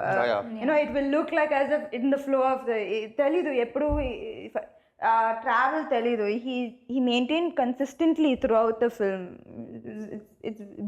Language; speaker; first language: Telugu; non-native, fluent; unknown